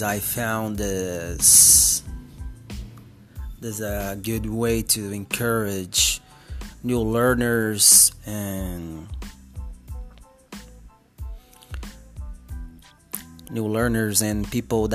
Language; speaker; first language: English; non-native, fluent; Portuguese